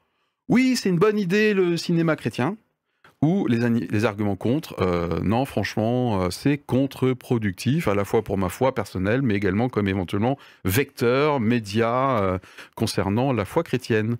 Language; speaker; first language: French; native; French